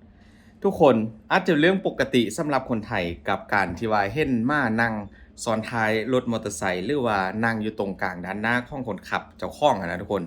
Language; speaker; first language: Thai; non-native, local second language; Lao